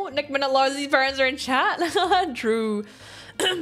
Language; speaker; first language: English; native; English